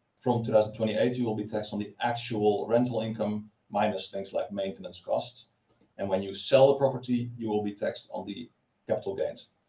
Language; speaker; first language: English; non-native, fluent; Dutch